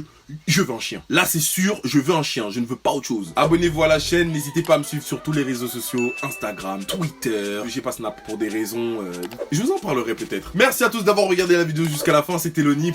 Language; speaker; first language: French; native; French